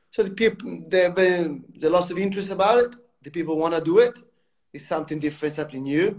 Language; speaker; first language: English; non-native, fluent; Italian